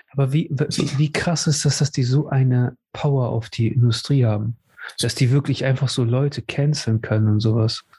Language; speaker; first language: German; native; German